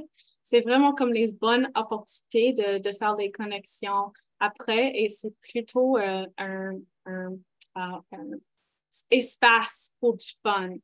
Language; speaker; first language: French; non-native, local second language; English